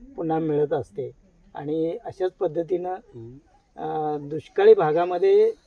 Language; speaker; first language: Marathi; native; Marathi